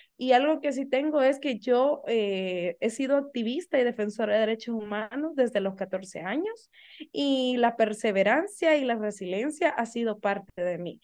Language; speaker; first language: Spanish; native; Spanish